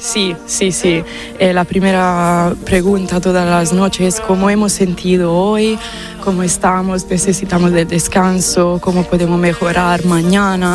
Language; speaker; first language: Spanish; non-native, fluent; Italian